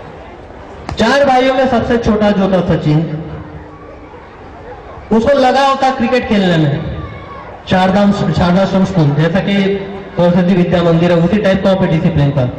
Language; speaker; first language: Hindi; non-native, local second language; Marathi